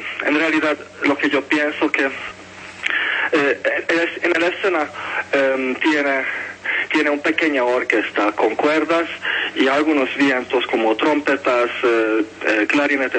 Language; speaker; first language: Spanish; non-native, fluent; Hungarian